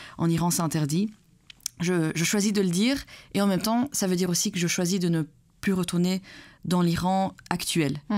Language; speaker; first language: French; early bilingual, other home language; Persian